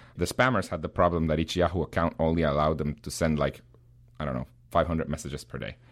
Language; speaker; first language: English; non-native, fluent; Spanish